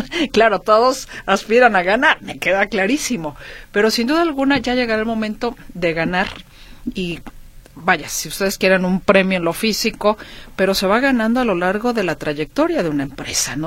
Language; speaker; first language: Spanish; native; Spanish